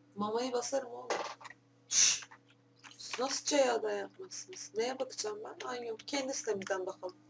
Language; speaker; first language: Turkish; native; Turkish